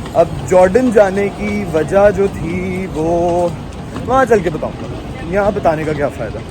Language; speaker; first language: Urdu; non-native, local second language; Punjabi